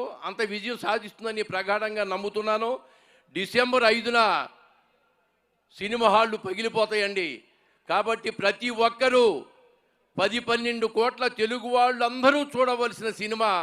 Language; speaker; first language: Telugu; native; Telugu